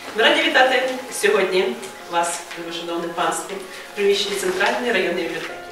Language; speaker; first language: Ukrainian; native; Ukrainian